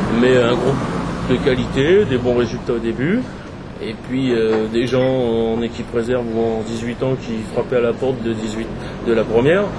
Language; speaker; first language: French; native; French